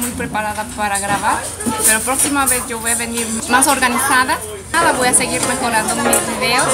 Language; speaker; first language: Spanish; non-native, fluent; Korean